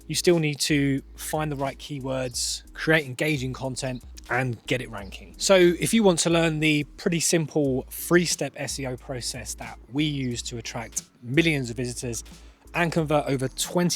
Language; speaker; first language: English; native; English